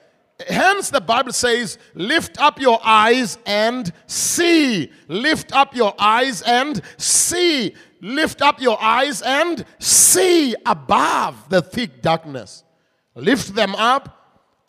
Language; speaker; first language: English; non-native, local second language; Xhosa